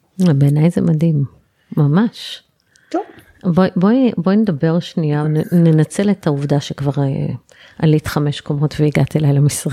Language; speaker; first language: Hebrew; native; Hebrew